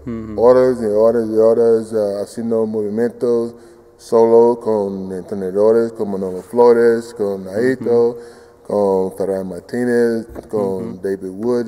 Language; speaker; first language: Spanish; non-native, fluent; English